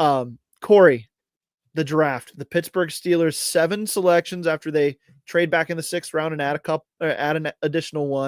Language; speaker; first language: English; native; English